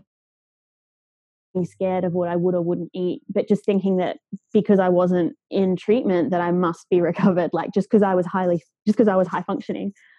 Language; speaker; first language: English; native; English